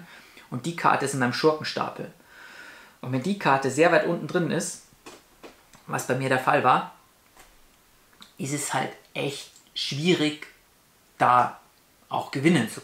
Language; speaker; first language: German; native; German